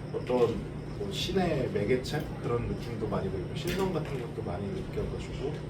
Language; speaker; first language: Korean; native; Korean